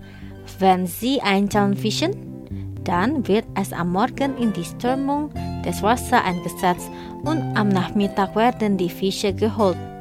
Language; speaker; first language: German; non-native, fluent; Indonesian